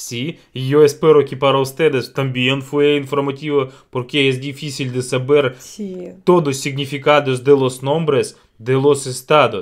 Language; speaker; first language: Spanish; non-native, learner; Russian